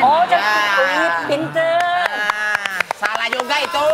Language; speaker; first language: Indonesian; non-native, fluent; Thai